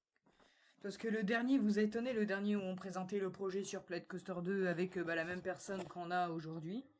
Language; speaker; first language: French; native; French